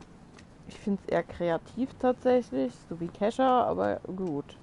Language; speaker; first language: German; native; German